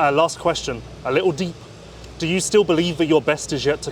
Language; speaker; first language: English; native; English